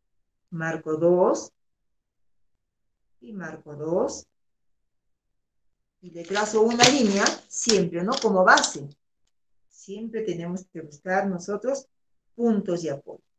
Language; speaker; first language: Spanish; native; Spanish